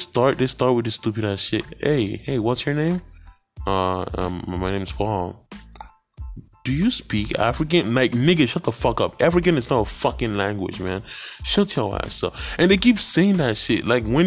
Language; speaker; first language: English; non-native, local second language; Yoruba